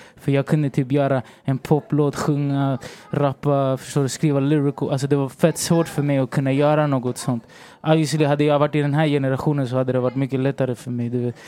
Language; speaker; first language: Swedish; early bilingual, other home language; Spanish